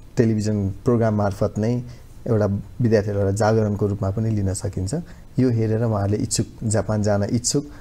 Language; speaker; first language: Nepali; native; Nepali